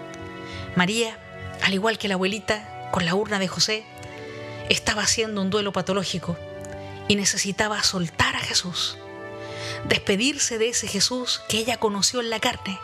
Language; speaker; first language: Spanish; native; Spanish